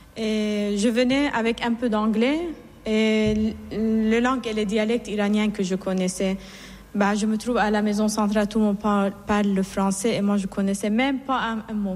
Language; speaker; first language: French; non-native, fluent; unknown